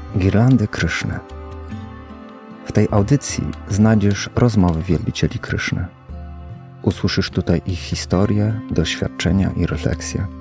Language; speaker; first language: Polish; native; Polish